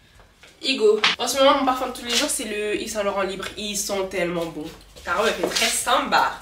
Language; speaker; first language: French; native; French